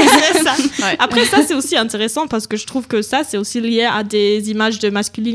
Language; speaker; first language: French; non-native, fluent; German